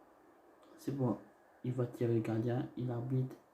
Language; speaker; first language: French; non-native, learner; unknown